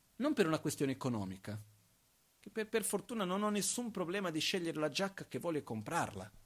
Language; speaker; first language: Italian; non-native, fluent; Portuguese